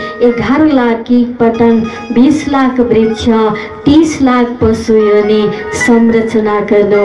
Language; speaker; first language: Nepali; native; Nepali